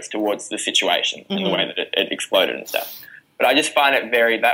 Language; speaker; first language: English; native; English